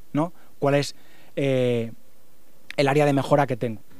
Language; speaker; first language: Spanish; native; Spanish